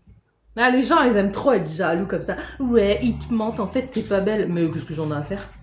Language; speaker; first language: French; native; French